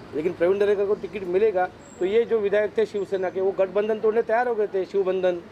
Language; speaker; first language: Hindi; non-native, local second language; Marathi